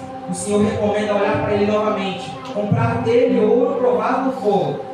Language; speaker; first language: Portuguese; native; Portuguese